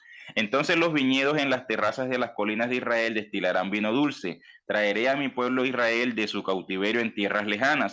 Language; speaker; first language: Spanish; native; Spanish